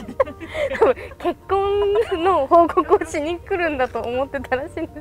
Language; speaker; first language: Japanese; native; Japanese